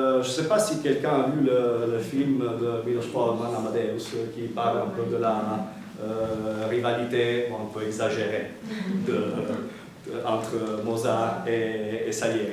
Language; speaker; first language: French; non-native, fluent; Italian